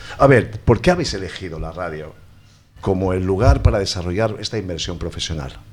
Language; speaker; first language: Spanish; native; Spanish